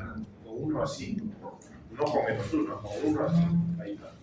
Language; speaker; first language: Spanish; native; Spanish